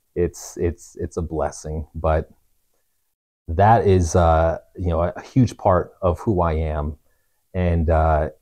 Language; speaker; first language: English; native; English